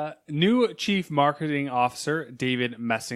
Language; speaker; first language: English; native; English